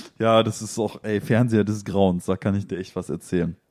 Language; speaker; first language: German; native; German